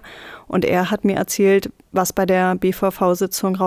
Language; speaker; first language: German; native; German